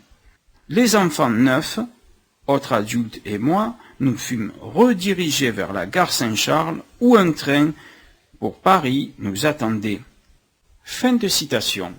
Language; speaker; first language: French; native; French